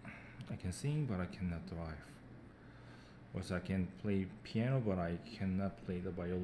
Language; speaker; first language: English; non-native, fluent; Korean